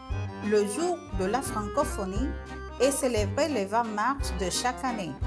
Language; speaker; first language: French; non-native, fluent; Spanish